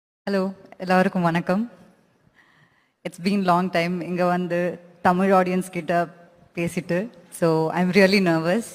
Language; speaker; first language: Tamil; non-native, local second language; Malayalam